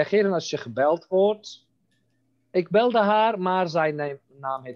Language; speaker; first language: Dutch; non-native, fluent; Turkish